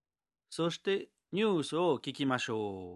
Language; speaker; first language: Japanese; non-native, learner; French